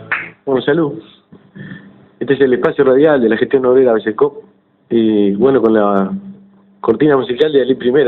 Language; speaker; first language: Spanish; native; Spanish